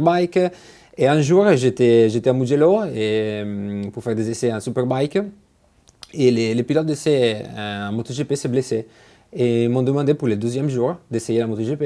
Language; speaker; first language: French; non-native, fluent; Italian